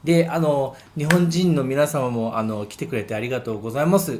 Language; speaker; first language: Japanese; non-native, fluent; English